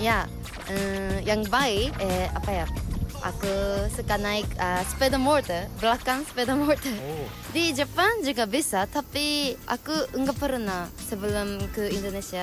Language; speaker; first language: Indonesian; non-native, learner; Japanese